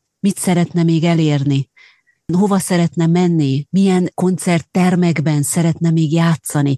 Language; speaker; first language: Hungarian; native; Hungarian